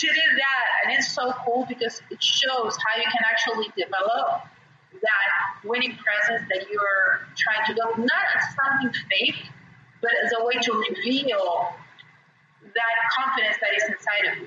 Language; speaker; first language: English; non-native, fluent; Spanish